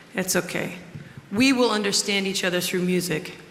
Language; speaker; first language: French; non-native, learner; English